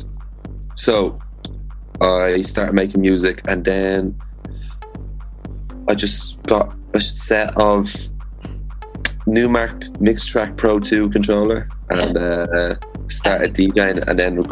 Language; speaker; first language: English; native; English